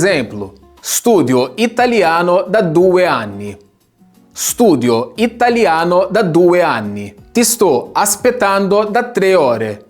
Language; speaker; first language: Italian; non-native, fluent; Portuguese